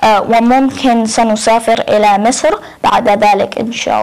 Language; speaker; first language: Arabic; non-native, learner; English